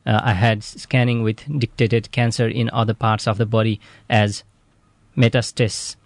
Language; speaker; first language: English; non-native, fluent; Nepali